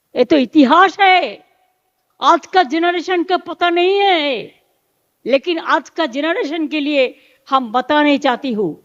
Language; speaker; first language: Hindi; non-native, local second language; Bangla